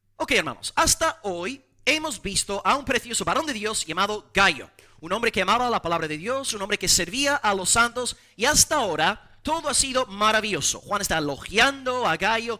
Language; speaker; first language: Spanish; non-native, fluent; English